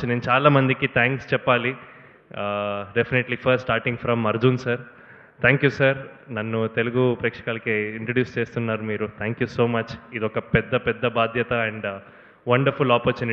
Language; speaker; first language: Telugu; non-native, learner; Kannada